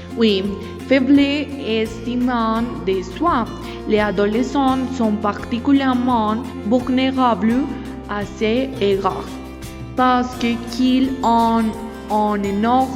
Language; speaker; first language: French; non-native, learner; Spanish